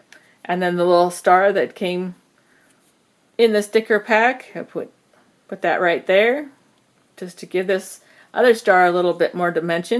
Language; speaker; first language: English; native; English